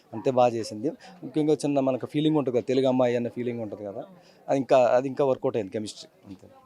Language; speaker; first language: Telugu; native; Telugu